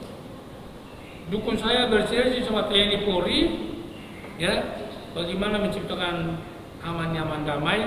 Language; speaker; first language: Indonesian; non-native, local second language; Tetum